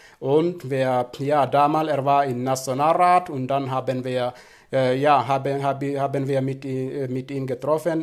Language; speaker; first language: German; non-native, fluent; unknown